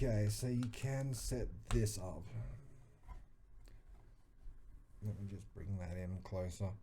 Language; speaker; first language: English; native; English